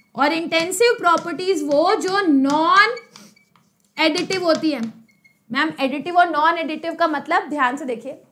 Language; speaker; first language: Hindi; native; Hindi